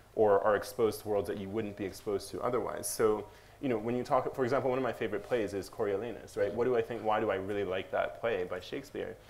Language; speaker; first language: English; native; English